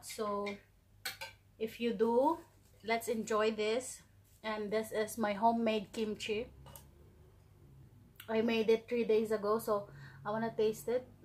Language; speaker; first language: English; non-native, local second language; Filipino